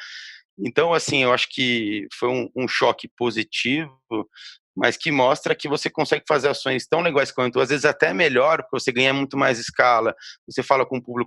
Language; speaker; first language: Portuguese; native; Portuguese